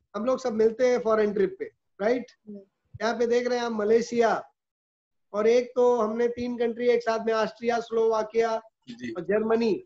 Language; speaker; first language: Hindi; native; Hindi